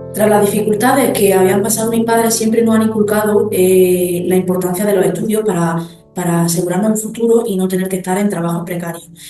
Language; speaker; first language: Spanish; early bilingual, other home language; Arabic